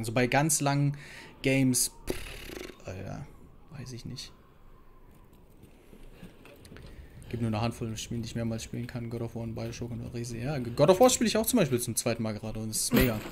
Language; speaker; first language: German; native; German